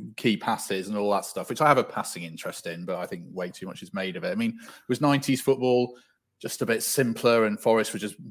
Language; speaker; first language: English; native; English